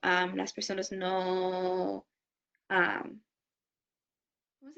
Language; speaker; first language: Spanish; non-native, learner; English